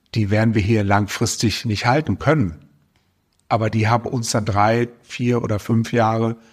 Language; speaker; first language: German; native; German